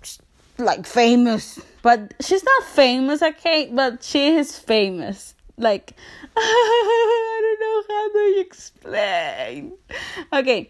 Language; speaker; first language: English; non-native, learner; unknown